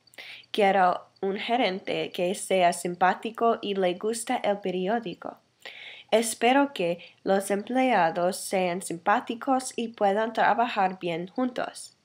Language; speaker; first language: Spanish; non-native, learner; English